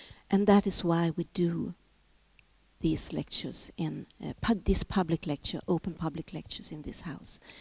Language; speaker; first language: English; non-native, fluent; Swedish